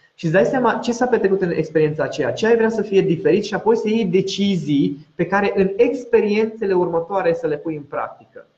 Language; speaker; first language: Romanian; non-native, local second language; Hungarian